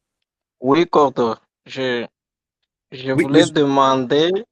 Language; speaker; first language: French; non-native, local second language; Luba-Lulua